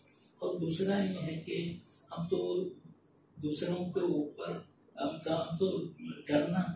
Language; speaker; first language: Hindi; non-native, local second language; Malayalam